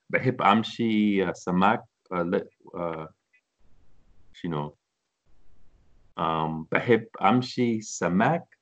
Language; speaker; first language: Arabic; non-native, learner; English